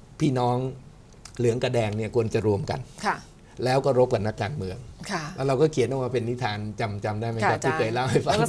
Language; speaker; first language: Thai; native; Thai